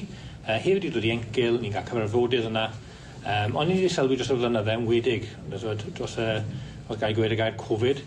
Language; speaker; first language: Welsh; native; Welsh